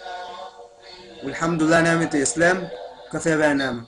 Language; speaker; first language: Arabic; native; Arabic